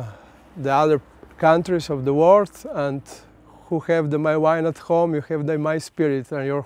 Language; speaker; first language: English; non-native, learner; Slovenian